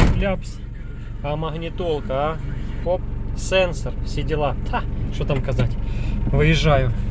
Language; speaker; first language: Ukrainian; non-native, local second language; Russian